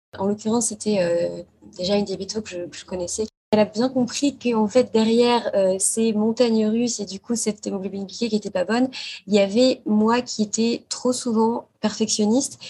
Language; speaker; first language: French; native; French